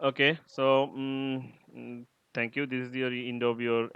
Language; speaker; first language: English; non-native, learner; Bangla